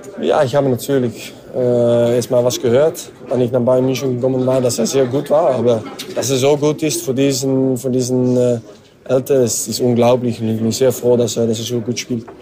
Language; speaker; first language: German; non-native, learner; French